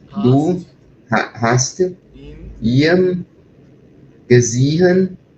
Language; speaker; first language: German; non-native, learner; Portuguese